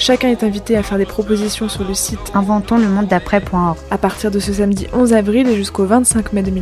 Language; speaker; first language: French; native; French